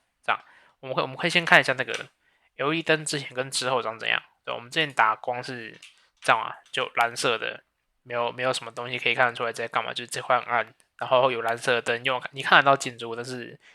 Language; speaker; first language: Chinese; native; Chinese